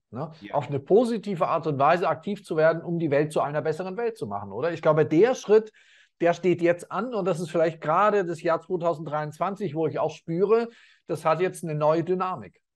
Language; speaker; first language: German; native; German